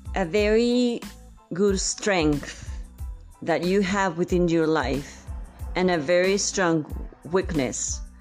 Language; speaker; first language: English; non-native, fluent; Spanish